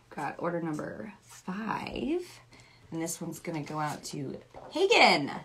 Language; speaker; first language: English; native; English